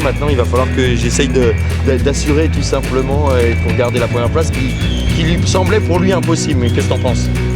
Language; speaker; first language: French; native; French